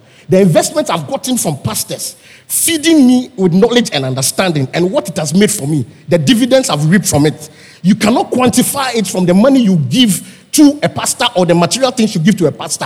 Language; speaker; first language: English; non-native, local second language; Akan